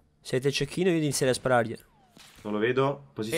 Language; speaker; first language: Italian; native; Italian